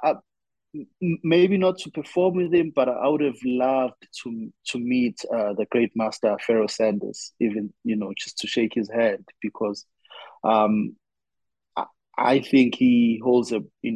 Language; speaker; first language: English; non-native, local second language; Zulu